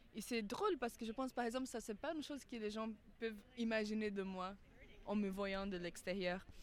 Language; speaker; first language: French; non-native, fluent; Portuguese